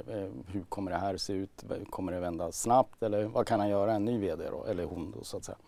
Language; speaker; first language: Swedish; native; Swedish